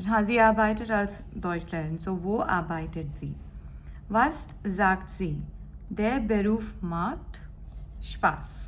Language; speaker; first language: German; non-native, fluent; Gujarati